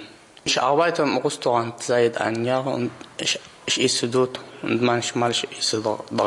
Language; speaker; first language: German; non-native, learner; Arabic